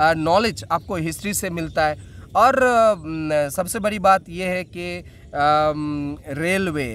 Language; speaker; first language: Hindi; non-native, local second language; Bangla